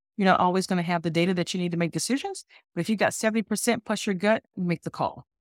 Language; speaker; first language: English; native; English